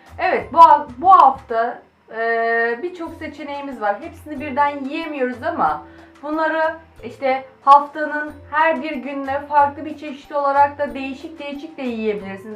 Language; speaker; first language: Turkish; native; Turkish